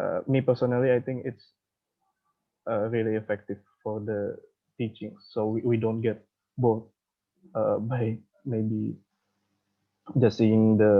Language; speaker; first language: English; non-native, fluent; Indonesian